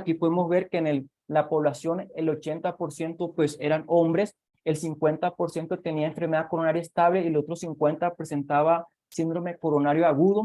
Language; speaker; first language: Spanish; native; Spanish